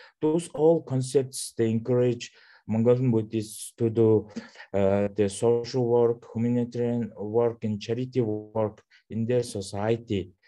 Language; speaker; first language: English; non-native, learner; Mongolian